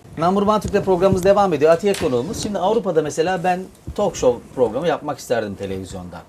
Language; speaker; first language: Turkish; native; Turkish